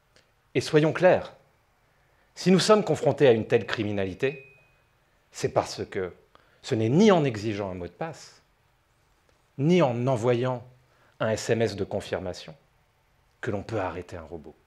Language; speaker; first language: French; native; French